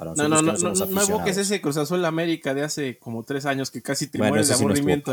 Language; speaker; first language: Spanish; native; Spanish